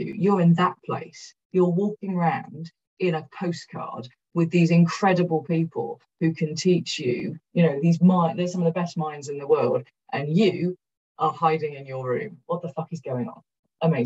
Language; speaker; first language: English; native; English